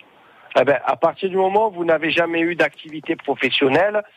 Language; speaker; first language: French; native; French